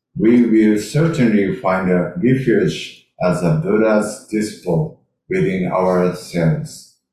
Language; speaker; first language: English; non-native, learner; Japanese